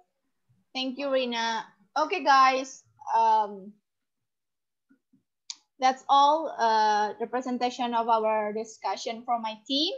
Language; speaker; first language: English; non-native, learner; Indonesian